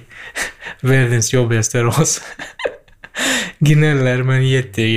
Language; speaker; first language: Swedish; non-native, learner; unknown